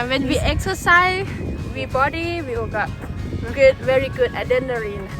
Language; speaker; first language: English; non-native, learner; Thai